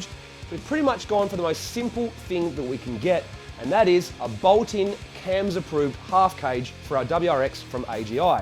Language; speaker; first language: English; native; English